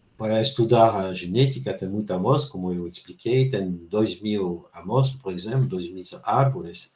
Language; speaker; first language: Portuguese; non-native, fluent; French